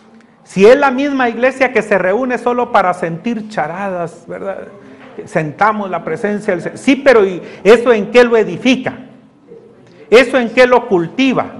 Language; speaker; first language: Spanish; native; Spanish